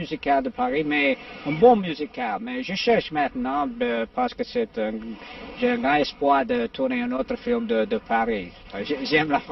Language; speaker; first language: French; non-native, learner; English